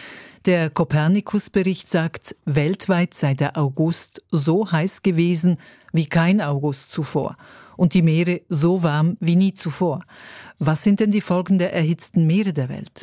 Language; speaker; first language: German; native; German